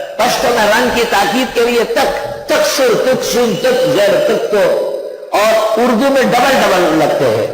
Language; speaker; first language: Urdu; non-native, local second language; Pashto